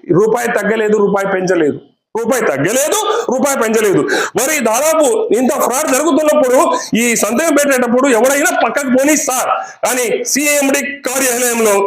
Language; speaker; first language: Telugu; native; Telugu